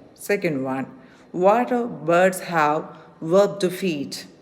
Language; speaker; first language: English; non-native, local second language; Malayalam